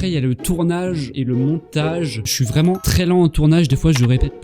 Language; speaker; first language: French; native; French